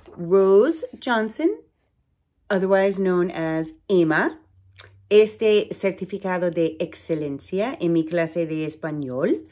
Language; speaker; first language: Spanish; non-native, fluent; English